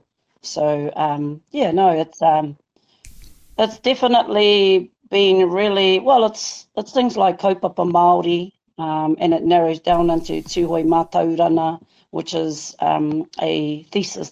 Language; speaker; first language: English; non-native, local second language; Māori